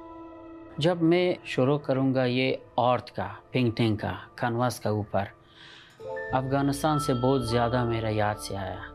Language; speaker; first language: Hindi; non-native, learner; Persian